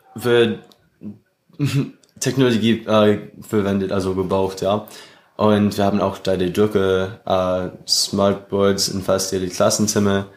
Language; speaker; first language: German; non-native, fluent; English